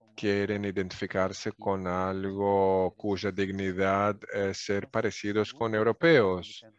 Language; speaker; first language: Spanish; non-native, fluent; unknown